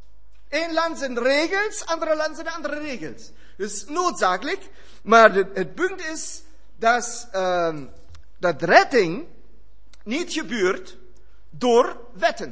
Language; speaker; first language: Dutch; non-native, fluent; German